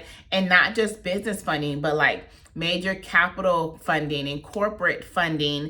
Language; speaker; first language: English; native; English